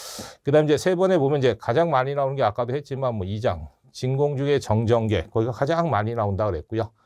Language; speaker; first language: Korean; native; Korean